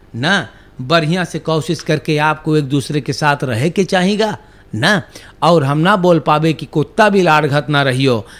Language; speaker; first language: Hindi; non-native, local second language; Caribbean Hindustani